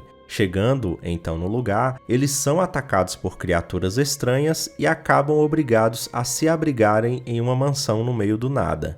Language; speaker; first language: Portuguese; native; Portuguese